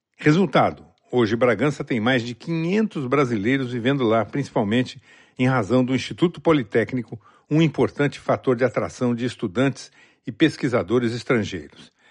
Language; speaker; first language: Portuguese; native; Portuguese